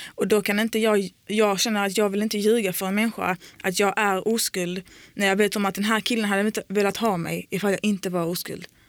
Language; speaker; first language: Swedish; early bilingual, other home language; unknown